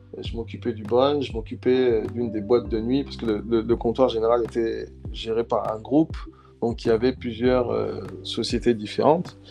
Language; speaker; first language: French; early bilingual, other home language; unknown